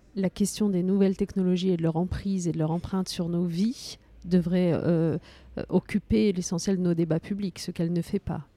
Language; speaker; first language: French; early bilingual, other home language; Riffian